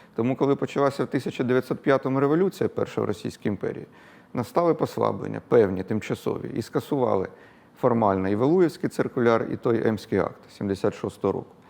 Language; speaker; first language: Ukrainian; native; Ukrainian